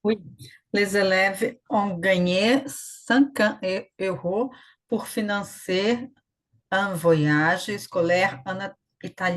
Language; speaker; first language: French; non-native, learner; Portuguese